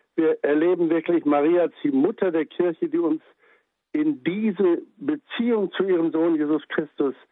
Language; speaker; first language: German; native; German